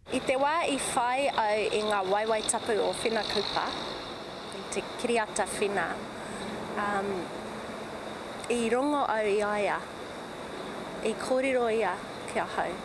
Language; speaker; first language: Māori; non-native, local second language; English